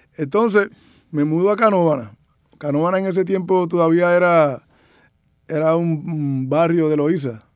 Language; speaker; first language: Spanish; native; Spanish